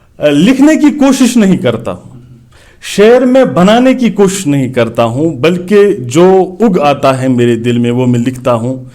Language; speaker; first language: Urdu; non-native, local second language; Kashmiri